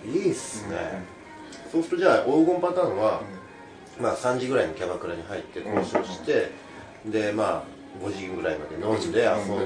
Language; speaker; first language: Japanese; native; Japanese